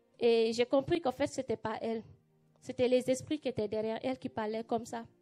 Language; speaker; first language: French; non-native, local second language; Wolof